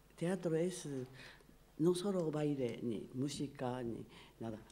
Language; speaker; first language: Spanish; non-native, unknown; Japanese